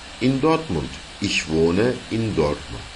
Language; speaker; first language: German; non-native, fluent; Turkish